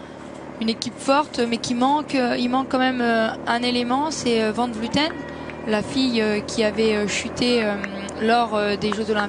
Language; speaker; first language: French; native; French